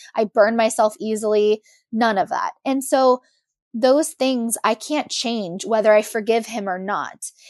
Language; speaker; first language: English; native; English